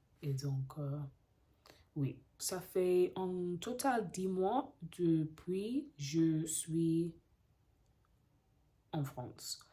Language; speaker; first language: French; non-native, learner; English